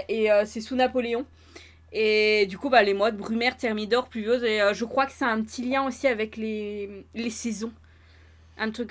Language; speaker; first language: French; native; French